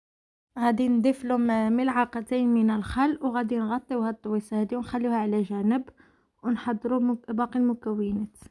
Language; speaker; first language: Arabic; native; Arabic